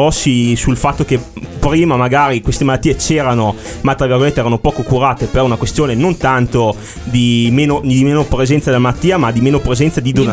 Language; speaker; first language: Italian; native; Italian